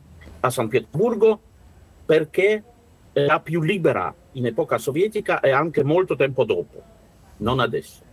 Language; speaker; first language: Italian; non-native, learner; Russian